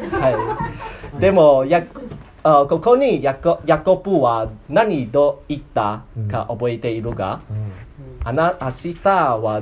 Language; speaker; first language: Japanese; non-native, learner; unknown